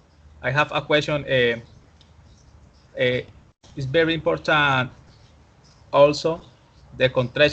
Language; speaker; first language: English; non-native, learner; Spanish